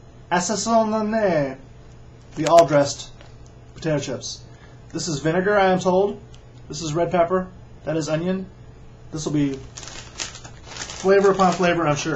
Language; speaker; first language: English; native; English